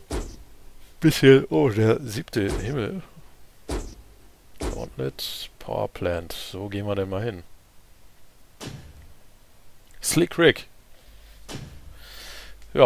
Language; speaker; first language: German; native; German